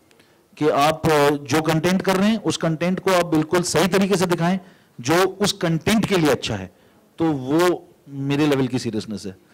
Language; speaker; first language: Hindi; native; Hindi